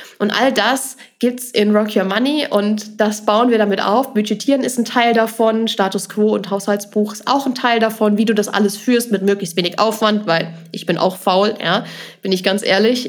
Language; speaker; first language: German; native; German